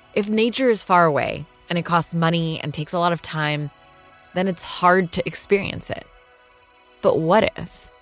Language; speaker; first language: English; non-native, local second language; Urdu